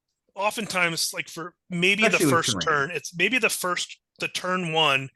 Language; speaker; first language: English; native; English